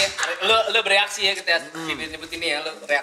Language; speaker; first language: Indonesian; native; Indonesian